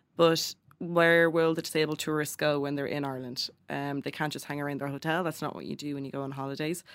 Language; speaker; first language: English; native; English